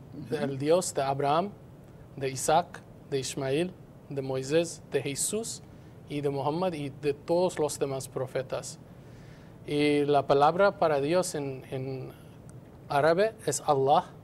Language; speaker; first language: Spanish; non-native, fluent; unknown